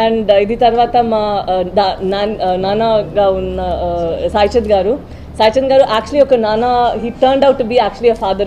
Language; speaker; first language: Telugu; non-native, learner; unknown